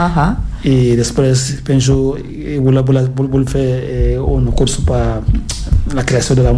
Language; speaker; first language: Catalan; non-native, fluent; Fula